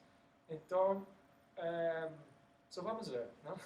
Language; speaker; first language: Portuguese; non-native, learner; English